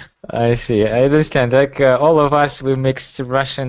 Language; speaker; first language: English; non-native, fluent; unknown